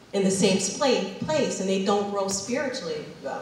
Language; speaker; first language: English; native; English